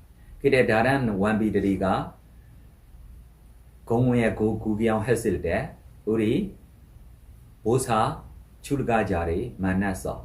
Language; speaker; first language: Korean; non-native, learner; Burmese